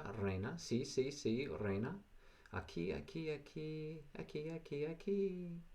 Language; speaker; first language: Spanish; non-native, learner; English